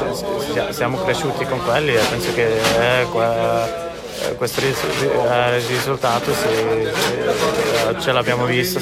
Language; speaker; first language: Italian; non-native, local second language; Swiss German